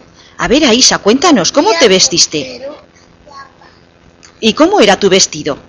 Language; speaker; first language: Spanish; native; Spanish